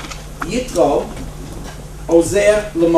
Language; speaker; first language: Hebrew; non-native, fluent; English